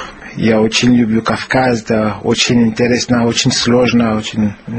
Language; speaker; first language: Russian; non-native, learner; French